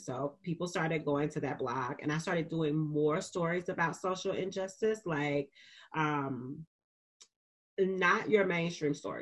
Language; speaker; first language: English; native; English